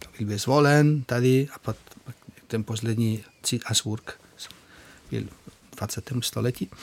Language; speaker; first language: Czech; non-native, fluent; Spanish